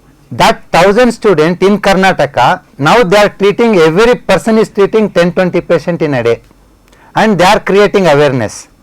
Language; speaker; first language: English; non-native, local second language; Telugu